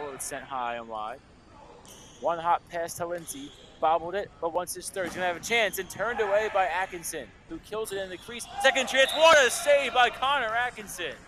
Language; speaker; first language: English; native; English